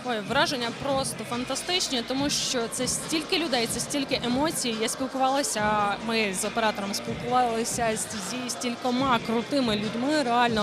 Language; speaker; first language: Ukrainian; native; Ukrainian